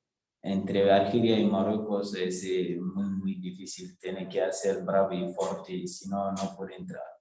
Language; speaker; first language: Spanish; non-native, learner; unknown